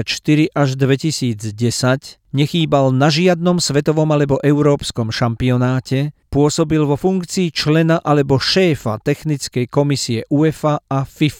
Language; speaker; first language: Slovak; native; Slovak